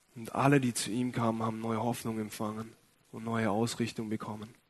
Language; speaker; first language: German; native; German